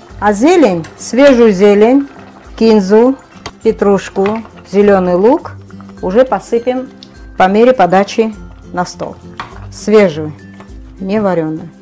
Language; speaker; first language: Russian; non-native, local second language; Georgian